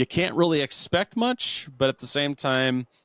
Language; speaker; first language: English; native; English